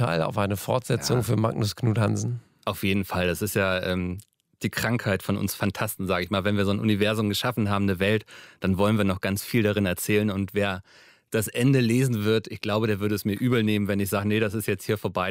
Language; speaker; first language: German; native; German